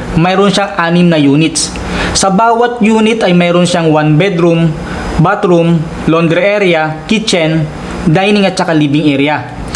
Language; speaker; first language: Filipino; non-native, local second language; Waray